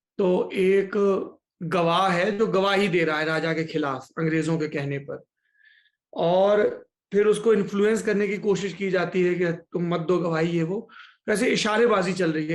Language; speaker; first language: Hindi; native; Hindi